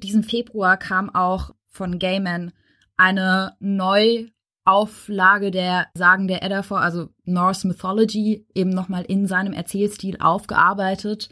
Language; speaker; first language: German; native; German